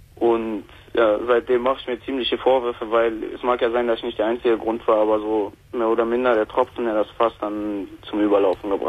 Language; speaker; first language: German; native; German